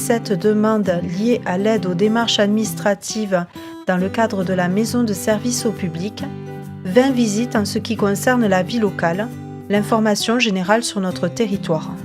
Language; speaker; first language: French; native; French